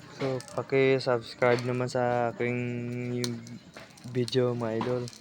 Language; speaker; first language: Filipino; non-native, local second language; Hiligaynon